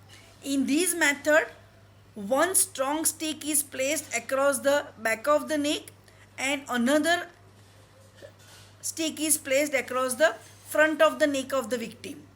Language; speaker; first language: English; non-native, local second language; Gujarati